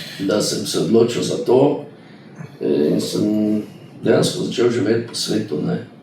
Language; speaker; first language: Slovenian; native; Slovenian